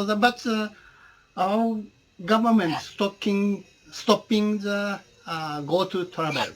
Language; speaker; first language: English; non-native, learner; Japanese